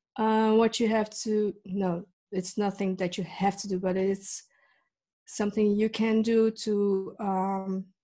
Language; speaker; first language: English; early bilingual, other home language; Dutch